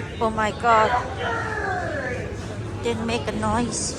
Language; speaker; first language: English; non-native, learner; Thai